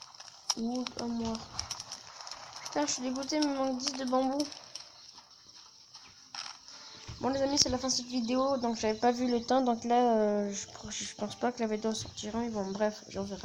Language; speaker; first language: French; native; French